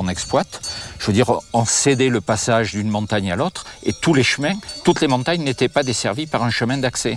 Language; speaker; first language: French; native; French